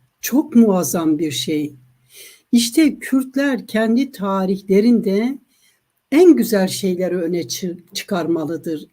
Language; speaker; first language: Turkish; non-native, local second language; Kurdish